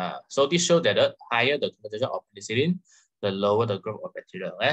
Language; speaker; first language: English; non-native, local second language; Chinese